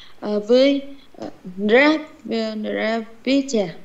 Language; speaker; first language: Russian; non-native, learner; Vietnamese